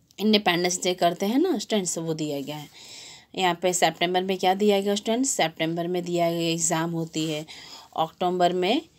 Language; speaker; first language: Hindi; non-native, local second language; Gujarati